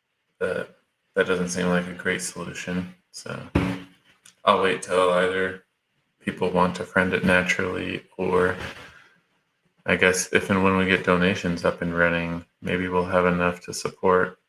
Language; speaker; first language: English; native; English